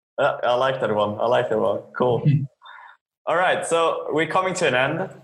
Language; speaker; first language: English; non-native, fluent; Swedish